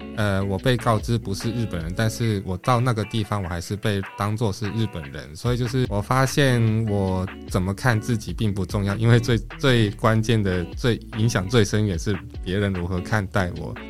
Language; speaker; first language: Chinese; non-native, local second language; Japanese